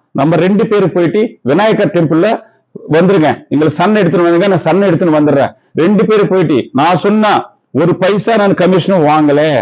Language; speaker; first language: Tamil; non-native, local second language; Telugu